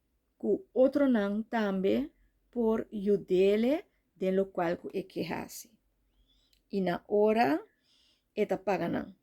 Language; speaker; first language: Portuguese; non-native, learner; Papiamento